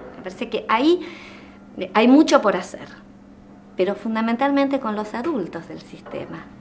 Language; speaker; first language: Spanish; native; Spanish